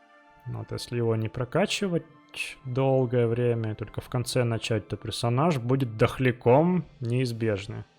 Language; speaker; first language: Russian; native; Russian